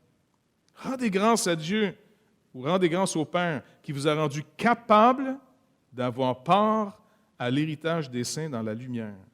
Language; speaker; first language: French; native; French